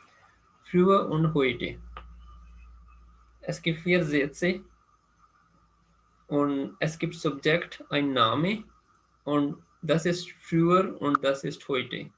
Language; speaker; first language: German; non-native, fluent; Urdu